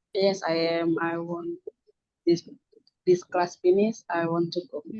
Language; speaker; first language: English; non-native, learner; Indonesian